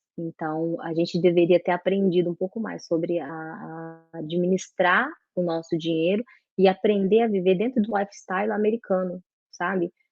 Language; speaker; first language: Portuguese; native; Portuguese